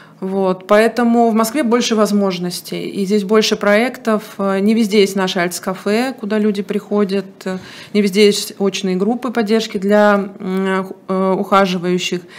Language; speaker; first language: Russian; native; Russian